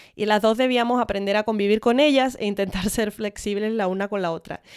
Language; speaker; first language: Spanish; early bilingual, other home language; English